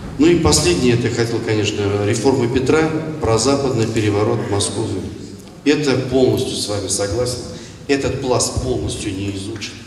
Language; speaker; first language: Russian; non-native, local second language; Tatar